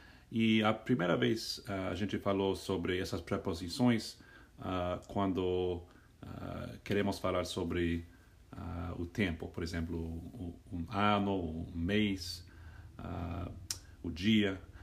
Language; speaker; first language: Portuguese; non-native, learner; English